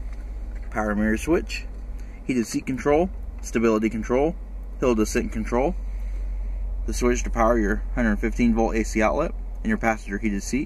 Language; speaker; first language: English; native; English